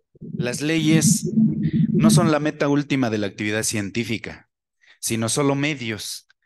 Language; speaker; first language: Spanish; native; Spanish